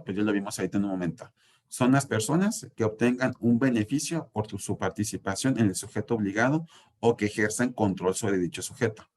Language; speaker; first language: Spanish; native; Spanish